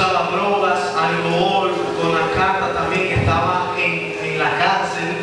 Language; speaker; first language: Spanish; native; Spanish